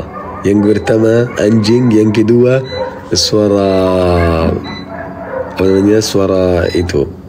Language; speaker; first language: Indonesian; non-native, fluent; Arabic